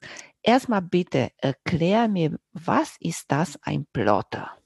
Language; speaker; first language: German; non-native, fluent; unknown